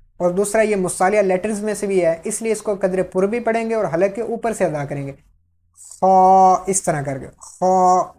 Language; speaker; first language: Urdu; native; Urdu